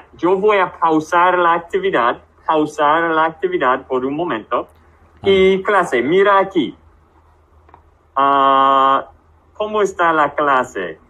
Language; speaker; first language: Spanish; non-native, fluent; English